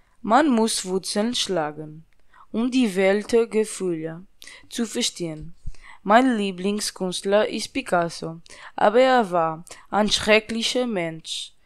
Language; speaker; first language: German; non-native, learner; Portuguese